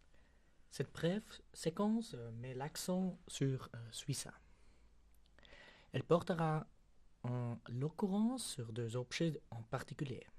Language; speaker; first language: French; non-native, local second language; German